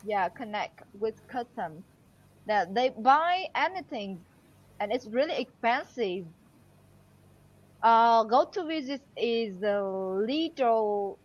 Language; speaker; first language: English; non-native, learner; Vietnamese